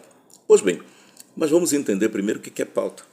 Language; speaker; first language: Portuguese; native; Portuguese